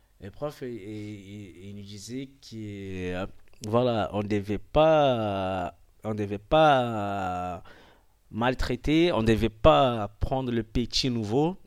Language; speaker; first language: French; non-native, fluent; Portuguese